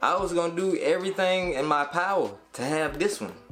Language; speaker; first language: English; native; English